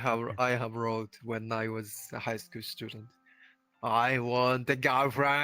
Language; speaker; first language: English; non-native, learner; Japanese